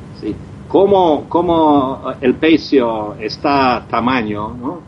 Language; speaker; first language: Spanish; non-native, learner; Croatian